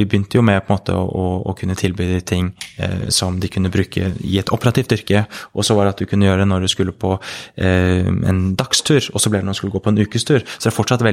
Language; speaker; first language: Norwegian; native; Norwegian